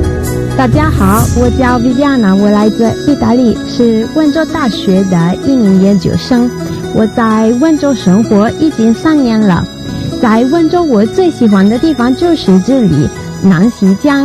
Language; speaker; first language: Chinese; non-native, fluent; Italian